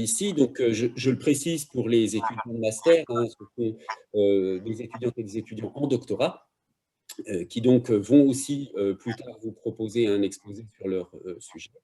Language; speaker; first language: French; native; French